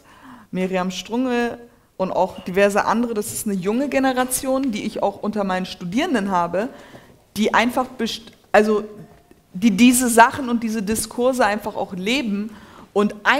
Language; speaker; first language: German; early bilingual, other home language; Turkish